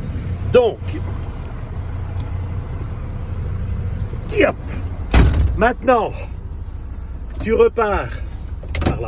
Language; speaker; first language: French; native; French